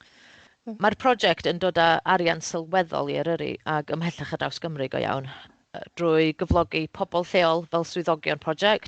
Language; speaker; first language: Welsh; native; Welsh